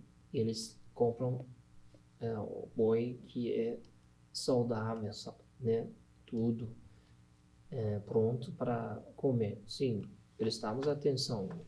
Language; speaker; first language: Portuguese; non-native, learner; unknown